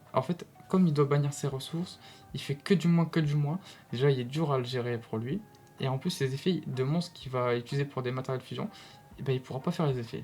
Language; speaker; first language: French; native; French